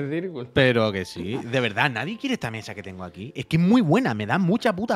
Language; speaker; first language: Spanish; native; Spanish